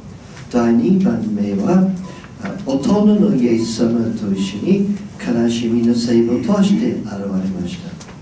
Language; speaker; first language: Japanese; non-native, fluent; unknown